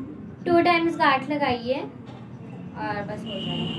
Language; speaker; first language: Hindi; native; Hindi